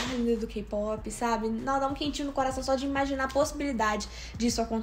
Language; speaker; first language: Portuguese; native; Portuguese